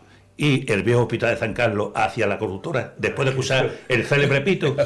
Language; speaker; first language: Spanish; native; Spanish